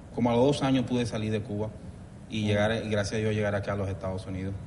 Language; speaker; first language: Spanish; native; Spanish